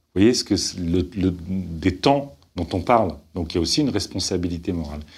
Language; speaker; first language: French; native; French